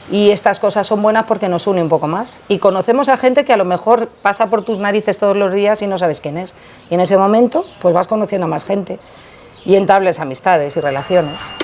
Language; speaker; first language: Spanish; native; Spanish